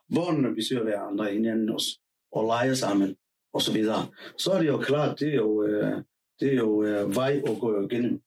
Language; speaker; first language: Danish; non-native, fluent; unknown